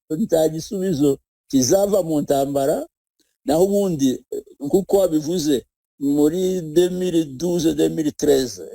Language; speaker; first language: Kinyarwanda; native; Kinyarwanda